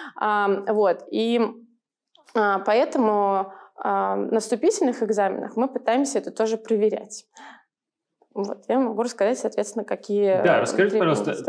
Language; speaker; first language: Russian; native; Russian